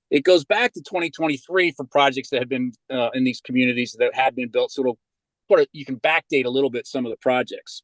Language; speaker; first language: English; native; English